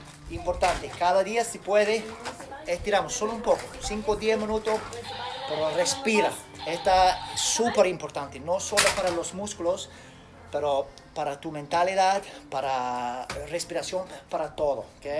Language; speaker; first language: Spanish; non-native, learner; English